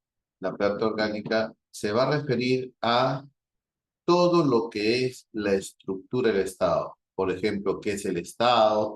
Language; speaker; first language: Spanish; native; Spanish